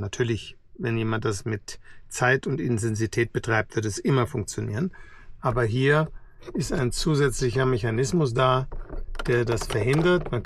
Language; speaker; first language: German; native; German